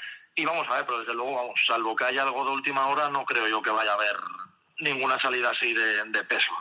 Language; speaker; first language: Spanish; native; Spanish